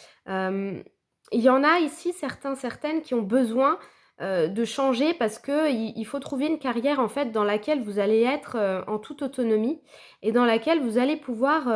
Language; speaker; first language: French; native; French